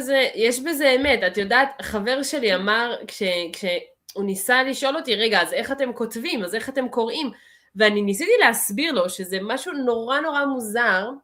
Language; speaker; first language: Hebrew; early bilingual, other home language; Russian